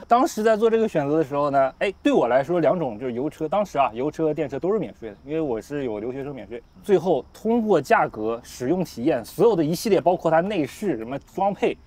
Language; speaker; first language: Chinese; native; Chinese